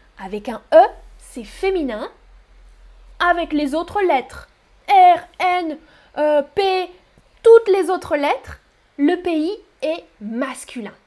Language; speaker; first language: French; native; French